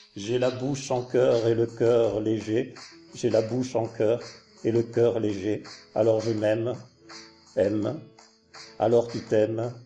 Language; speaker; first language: French; native; French